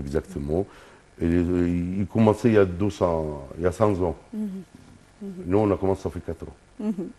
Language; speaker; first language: French; non-native, fluent; Arabic